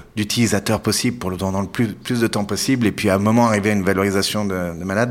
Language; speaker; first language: French; native; French